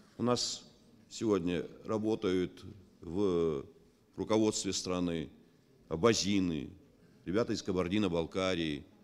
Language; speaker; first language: Russian; non-native, local second language; Abkhazian